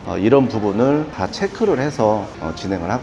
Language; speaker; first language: Korean; native; Korean